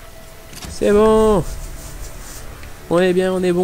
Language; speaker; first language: French; native; French